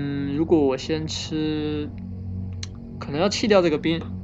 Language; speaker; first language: Chinese; native; Chinese